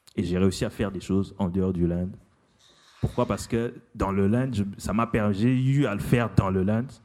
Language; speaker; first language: French; non-native, local second language; Lingala